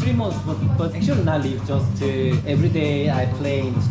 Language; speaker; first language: English; non-native, learner; Korean